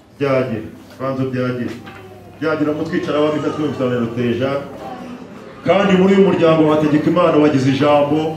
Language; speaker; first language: Kinyarwanda; native; Kinyarwanda